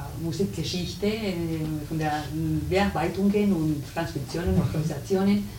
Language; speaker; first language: German; non-native, fluent; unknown